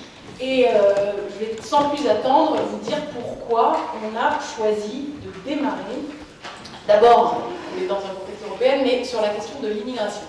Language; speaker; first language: French; native; French